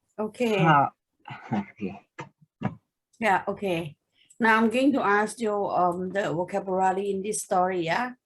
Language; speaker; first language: English; non-native, fluent; Thai